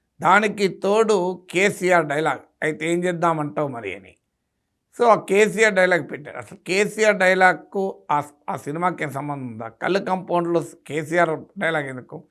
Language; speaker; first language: Telugu; native; Telugu